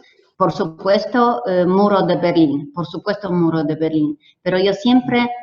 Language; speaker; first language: Spanish; non-native, fluent; Polish